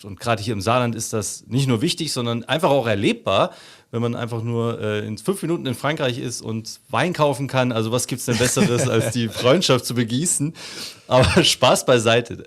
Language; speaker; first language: German; native; German